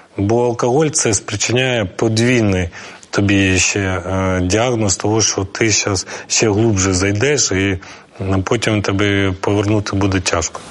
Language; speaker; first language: Ukrainian; non-native, local second language; Russian